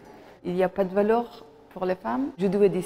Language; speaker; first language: French; non-native, fluent; Persian